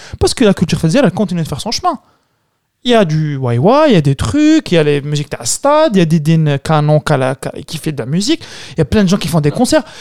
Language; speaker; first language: French; non-native, local second language; Arabic